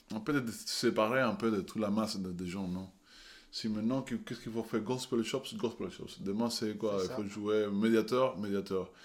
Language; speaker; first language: French; non-native, fluent; Spanish